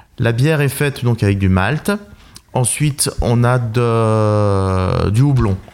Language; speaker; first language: French; native; French